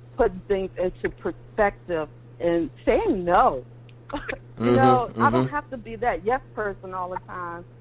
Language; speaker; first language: English; native; English